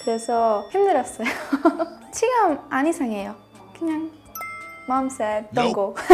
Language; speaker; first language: Korean; non-native, learner; Spanish